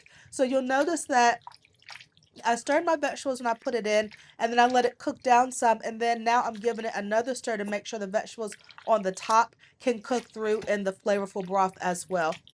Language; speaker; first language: English; native; English